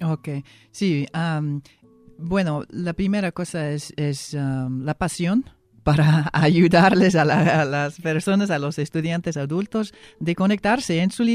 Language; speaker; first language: Spanish; non-native, fluent; English